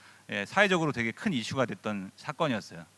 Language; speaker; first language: Korean; native; Korean